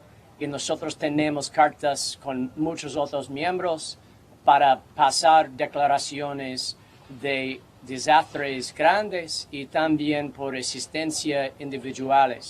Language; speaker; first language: Spanish; non-native, learner; English